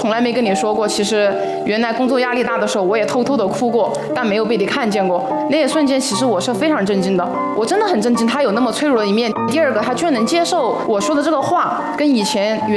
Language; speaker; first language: Chinese; native; Chinese